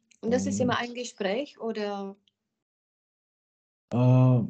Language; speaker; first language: German; non-native, fluent; Czech